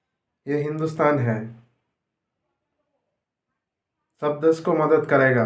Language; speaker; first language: Hindi; non-native, local second language; Nepali